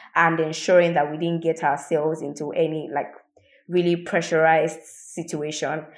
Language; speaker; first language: English; non-native, local second language; Yoruba